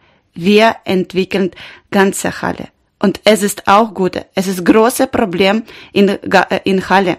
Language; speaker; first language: German; non-native, learner; Ukrainian